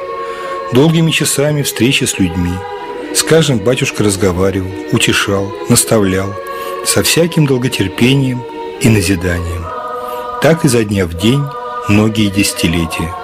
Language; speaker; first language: Russian; native; Russian